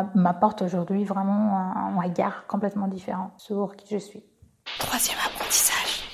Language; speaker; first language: French; non-native, fluent; Portuguese